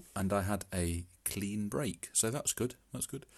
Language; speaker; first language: English; native; English